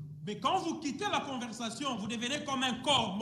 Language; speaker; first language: French; non-native, fluent; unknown